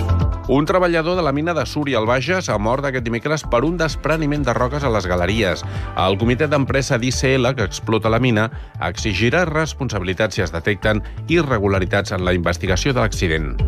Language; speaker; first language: Catalan; native; Catalan